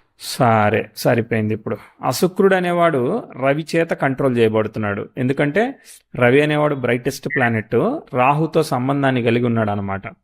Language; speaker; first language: Telugu; native; Telugu